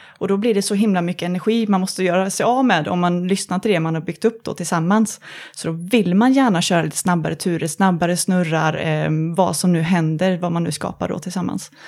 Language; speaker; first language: Swedish; native; Swedish